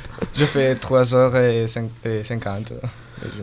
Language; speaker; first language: French; non-native, learner; Italian